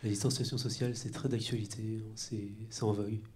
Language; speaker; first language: French; native; French